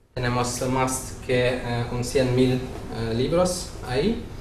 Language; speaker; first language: Spanish; non-native, learner; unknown